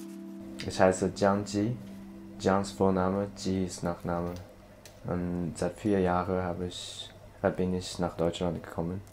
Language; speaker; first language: German; non-native, learner; Chinese